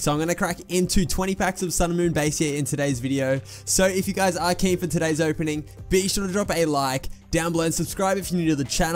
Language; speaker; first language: English; native; English